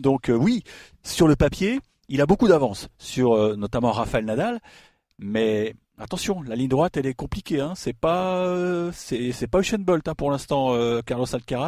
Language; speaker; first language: French; native; French